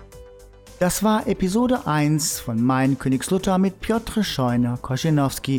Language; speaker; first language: German; native; German